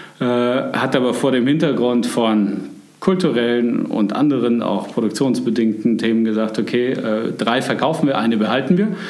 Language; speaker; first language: German; native; German